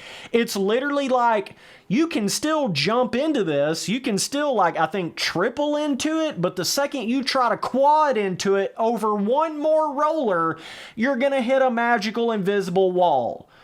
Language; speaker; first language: English; native; English